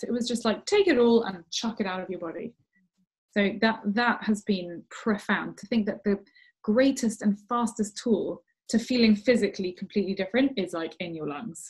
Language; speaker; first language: English; native; English